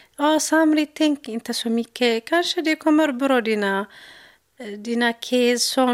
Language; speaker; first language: Swedish; non-native, learner; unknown